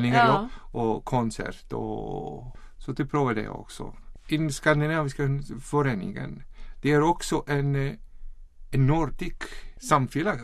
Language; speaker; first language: Swedish; non-native, learner; Icelandic